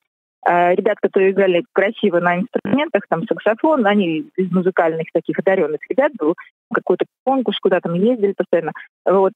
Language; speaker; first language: Russian; native; Russian